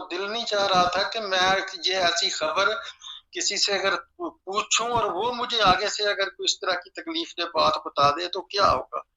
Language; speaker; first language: Urdu; non-native, local second language; Punjabi